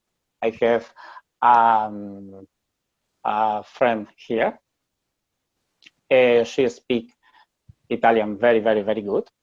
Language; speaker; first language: English; non-native, learner; Spanish